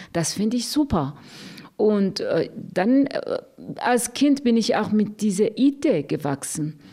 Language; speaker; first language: German; non-native, fluent; Rundi